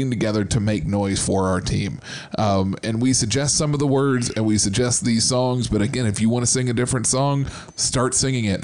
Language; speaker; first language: English; native; English